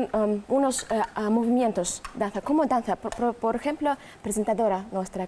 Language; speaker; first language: Spanish; non-native, learner; Russian